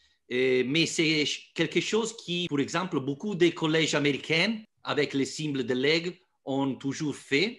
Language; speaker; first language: French; non-native, fluent; Italian